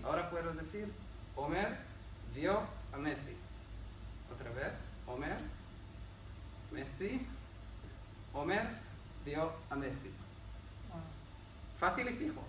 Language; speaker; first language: Spanish; non-native, learner; Hebrew